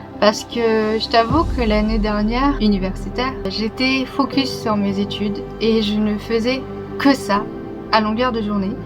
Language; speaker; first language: French; early bilingual, other home language; Vietnamese